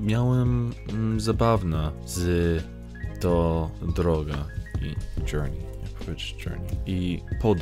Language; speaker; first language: Polish; non-native, learner; English